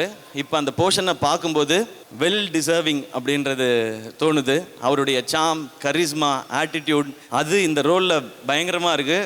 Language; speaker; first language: Tamil; native; Tamil